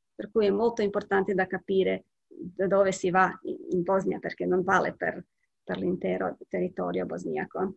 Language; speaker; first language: Italian; non-native, fluent; Bosnian